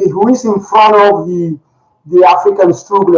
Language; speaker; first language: English; non-native, learner; Spanish